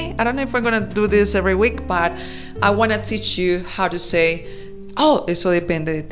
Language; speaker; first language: English; non-native, fluent; Spanish